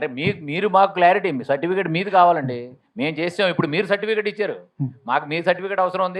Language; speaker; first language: Telugu; native; Telugu